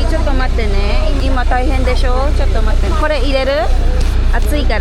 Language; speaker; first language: Japanese; non-native, fluent; Filipino